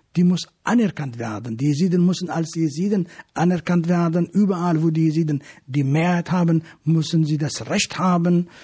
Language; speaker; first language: German; non-native, fluent; Arabic